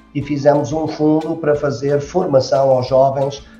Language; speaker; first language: Portuguese; native; Portuguese